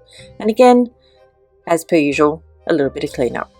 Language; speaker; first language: English; native; English